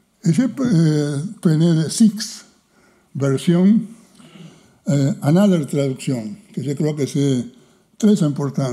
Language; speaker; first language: French; non-native, fluent; Spanish